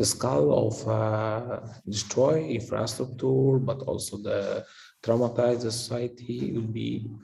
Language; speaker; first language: English; non-native, fluent; Polish